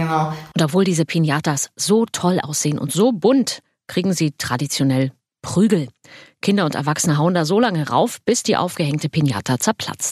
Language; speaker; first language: German; native; German